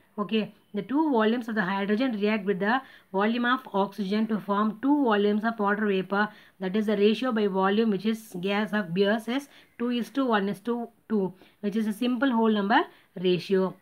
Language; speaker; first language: English; non-native, local second language; Tamil